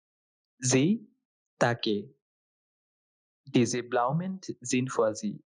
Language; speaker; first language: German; non-native, fluent; Bangla